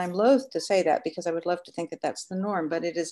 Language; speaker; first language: English; native; English